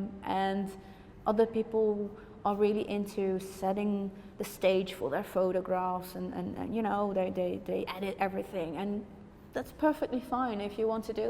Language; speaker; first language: English; non-native, fluent; Dutch